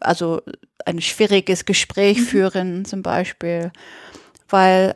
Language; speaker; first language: German; non-native, fluent; English